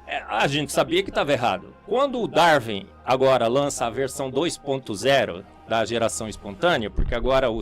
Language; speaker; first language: Portuguese; native; Portuguese